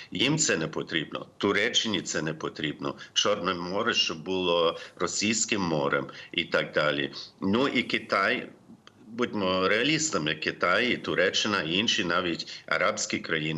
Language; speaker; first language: Ukrainian; early bilingual, heritage; Ukrainian